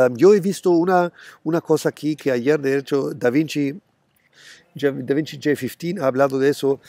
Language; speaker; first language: Spanish; non-native, fluent; German